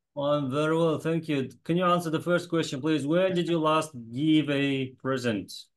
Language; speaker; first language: English; non-native, fluent; Kazakh